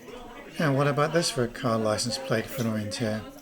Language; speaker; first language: English; native; English